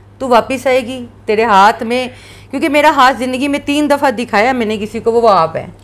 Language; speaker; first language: Urdu; non-native, local second language; Punjabi